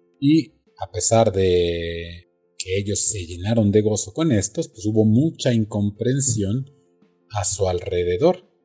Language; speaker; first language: Spanish; native; Spanish